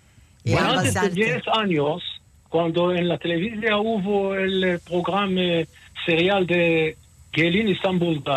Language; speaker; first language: Spanish; early bilingual, heritage; Ladino